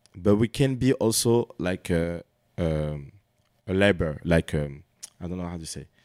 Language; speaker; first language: English; non-native, learner; French